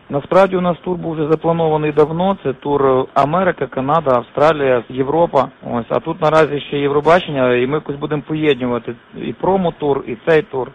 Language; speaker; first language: Ukrainian; native; Ukrainian